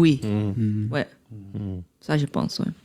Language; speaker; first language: French; non-native, local second language; Dutch